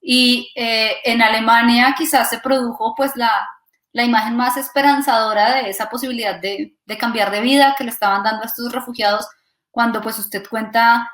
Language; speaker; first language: Spanish; native; Spanish